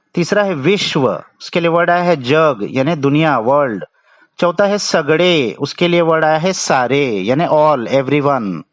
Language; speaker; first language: Hindi; non-native, local second language; Marathi